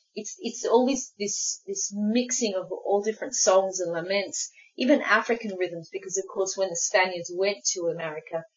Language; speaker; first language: English; early bilingual, other home language; Spanish